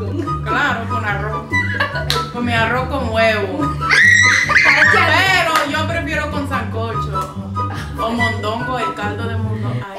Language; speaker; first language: Spanish; non-native, fluent; English